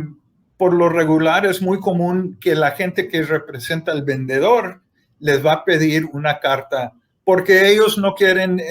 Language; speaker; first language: Spanish; early bilingual, heritage; Spanish